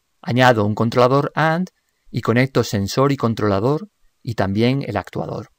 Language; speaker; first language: Spanish; native; Spanish